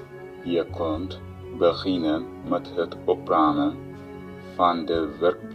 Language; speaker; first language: Dutch; non-native, learner; Tigrinya